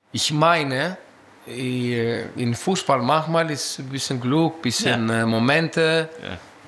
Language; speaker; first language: German; non-native, learner; Greek